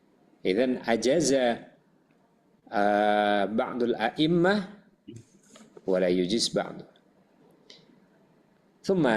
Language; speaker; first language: Arabic; non-native, fluent; Indonesian